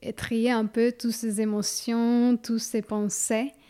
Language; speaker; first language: French; non-native, fluent; Spanish